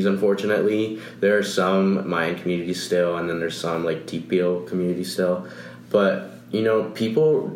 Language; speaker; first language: English; early bilingual, other home language; Spanish